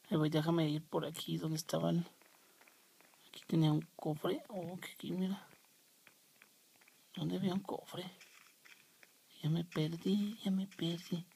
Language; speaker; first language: Spanish; native; Spanish